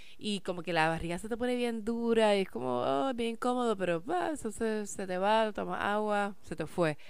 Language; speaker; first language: Spanish; early bilingual, heritage; Spanish